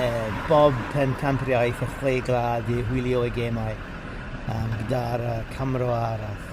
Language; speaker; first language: Welsh; non-native, learner; English